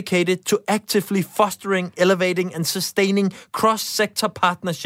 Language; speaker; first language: English; non-native, fluent; Danish